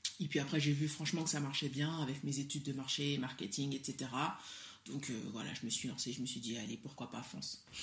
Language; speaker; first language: French; early bilingual, other home language; Soninke